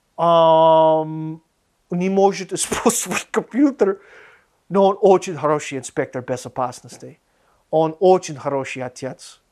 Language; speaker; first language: Russian; non-native, fluent; English